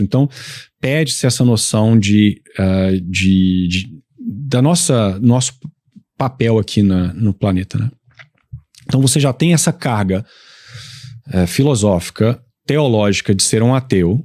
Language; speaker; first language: Portuguese; native; Portuguese